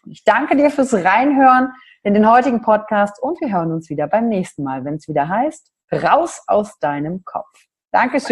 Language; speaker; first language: German; native; German